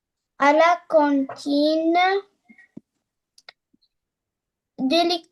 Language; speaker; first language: French; non-native, learner; Arabic